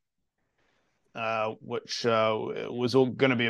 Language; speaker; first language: English; native; English